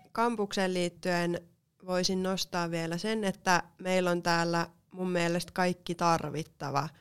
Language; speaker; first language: Finnish; native; Finnish